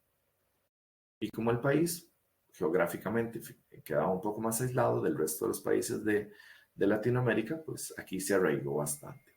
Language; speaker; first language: Spanish; native; Spanish